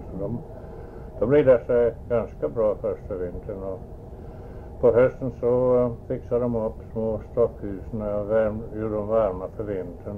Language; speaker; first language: Swedish; early bilingual, heritage; Swedish